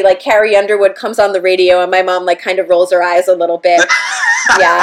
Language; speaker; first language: English; native; English